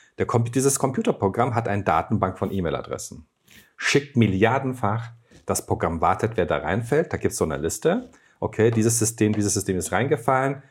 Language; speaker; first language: German; non-native, fluent; Turkish